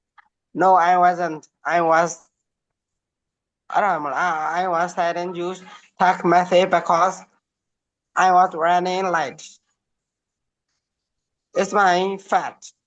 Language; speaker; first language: English; non-native, learner; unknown